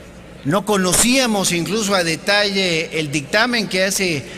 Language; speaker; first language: Spanish; native; Spanish